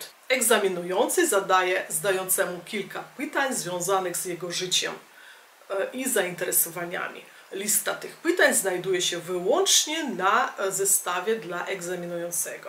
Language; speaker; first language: Polish; native; Polish